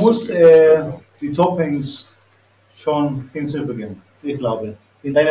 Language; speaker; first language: German; non-native, learner; Spanish